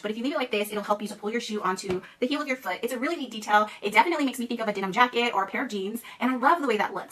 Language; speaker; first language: English; native; English